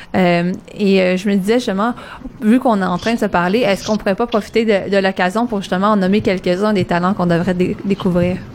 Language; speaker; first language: French; early bilingual, other home language; Arabic